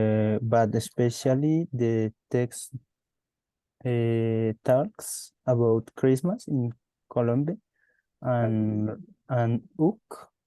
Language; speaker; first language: English; non-native, learner; Spanish